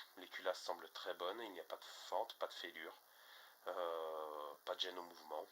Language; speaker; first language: French; native; French